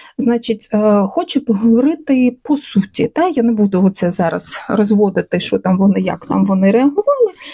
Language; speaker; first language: Ukrainian; non-native, local second language; Russian